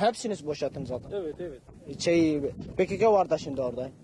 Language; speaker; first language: Turkish; non-native, learner; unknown